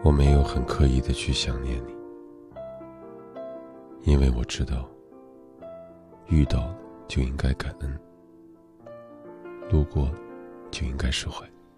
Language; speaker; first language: Chinese; native; Chinese